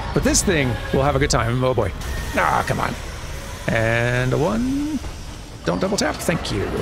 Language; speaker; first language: English; native; English